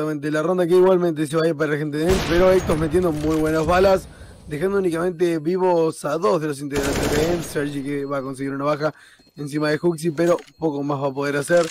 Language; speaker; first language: Spanish; native; Spanish